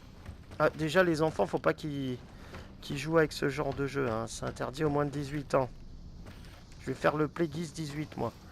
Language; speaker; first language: French; native; French